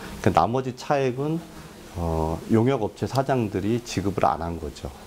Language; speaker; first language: Korean; native; Korean